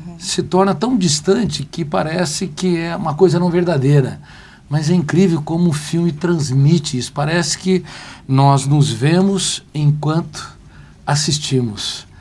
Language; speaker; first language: Portuguese; native; Portuguese